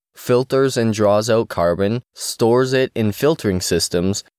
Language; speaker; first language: English; native; English